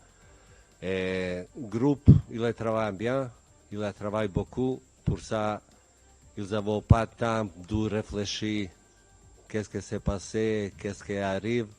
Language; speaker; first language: French; non-native, learner; Bosnian